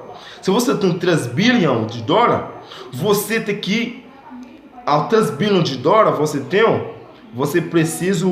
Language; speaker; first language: Portuguese; non-native, fluent; Haitian Creole